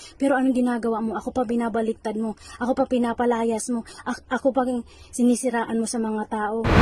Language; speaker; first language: Filipino; native; Filipino